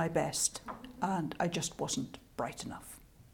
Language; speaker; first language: English; native; English